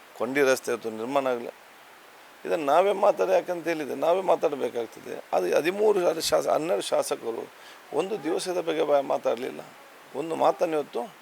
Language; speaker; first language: Kannada; non-native, local second language; Badaga